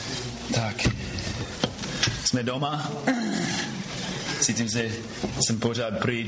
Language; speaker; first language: Czech; non-native, fluent; English